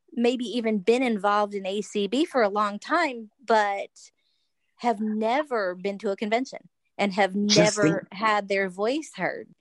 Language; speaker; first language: English; native; English